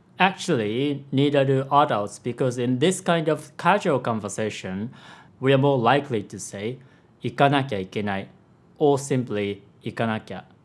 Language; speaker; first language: English; non-native, fluent; Japanese